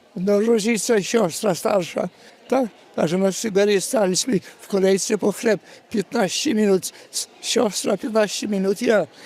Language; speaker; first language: Polish; native; Polish